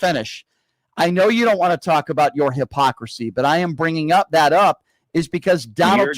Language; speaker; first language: English; native; English